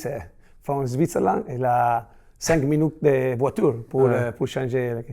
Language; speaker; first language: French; non-native, fluent; Italian